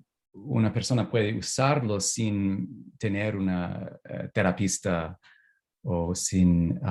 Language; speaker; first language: Spanish; non-native, fluent; English